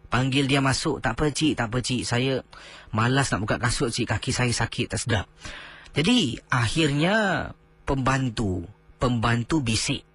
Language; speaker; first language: Malay; native; Malay